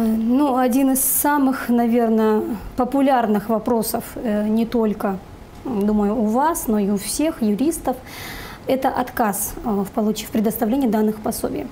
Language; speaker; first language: Russian; native; Russian